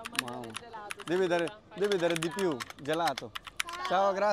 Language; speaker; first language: Italian; non-native, learner; Bangla